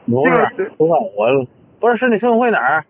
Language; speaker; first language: Chinese; native; Chinese